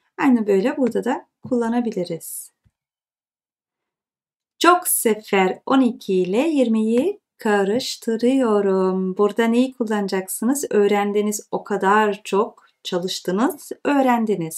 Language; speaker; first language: Turkish; early bilingual, heritage; Turkish